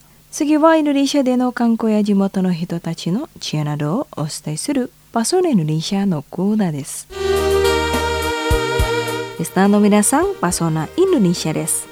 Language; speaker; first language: Japanese; non-native, fluent; Indonesian